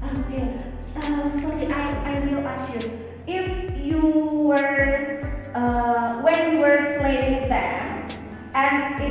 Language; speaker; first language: English; non-native, fluent; Indonesian